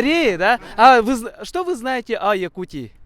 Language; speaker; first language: Russian; non-native, local second language; Yakut